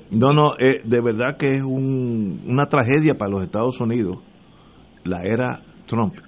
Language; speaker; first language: Spanish; early bilingual, heritage; Spanish